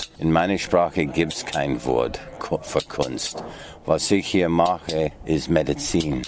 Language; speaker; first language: German; non-native, fluent; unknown